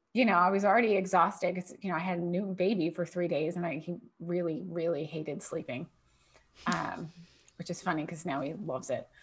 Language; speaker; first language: English; native; English